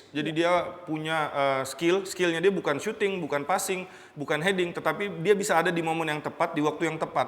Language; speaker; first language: Indonesian; native; Indonesian